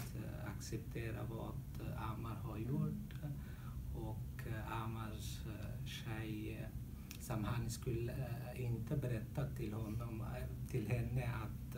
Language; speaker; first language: Swedish; non-native, learner; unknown